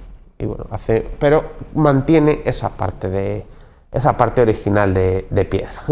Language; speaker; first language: Spanish; native; Spanish